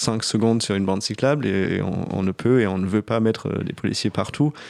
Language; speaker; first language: French; non-native, fluent; German